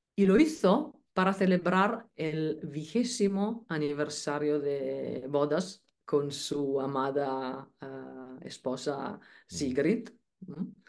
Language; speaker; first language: Spanish; non-native, fluent; Italian